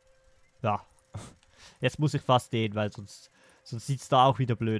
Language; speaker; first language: German; native; German